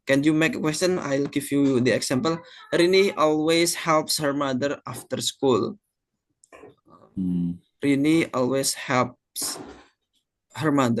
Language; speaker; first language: English; non-native, fluent; Indonesian